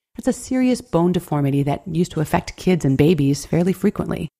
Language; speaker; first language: English; native; English